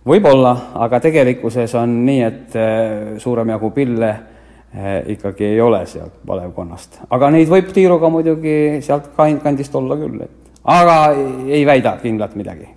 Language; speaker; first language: Estonian; native; Estonian